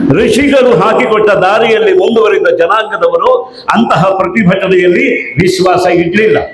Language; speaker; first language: Kannada; native; Kannada